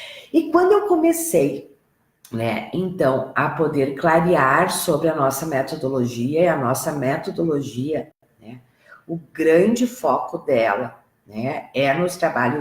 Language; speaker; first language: Portuguese; native; Portuguese